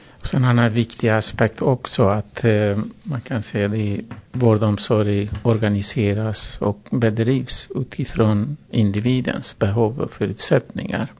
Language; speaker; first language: Swedish; non-native, fluent; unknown